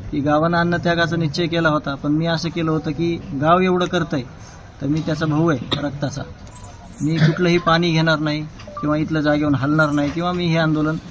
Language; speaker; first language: Marathi; native; Marathi